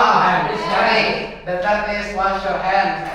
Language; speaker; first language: English; non-native, learner; Indonesian